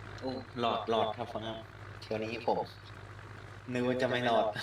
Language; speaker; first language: Thai; native; Thai